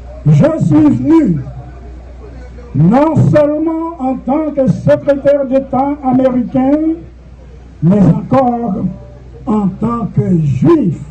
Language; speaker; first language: French; non-native, local second language; Haitian Creole